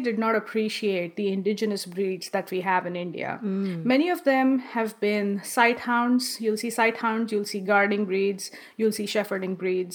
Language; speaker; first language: English; non-native, local second language; Marathi